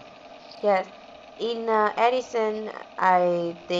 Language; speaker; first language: English; non-native, learner; Vietnamese